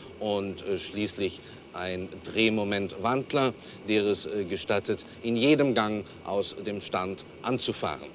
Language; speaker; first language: German; native; German